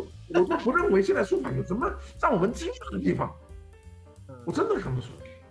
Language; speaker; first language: Chinese; non-native, local second language; Cantonese